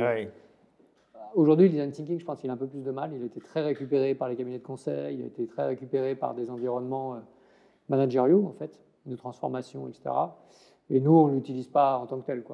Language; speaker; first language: French; native; French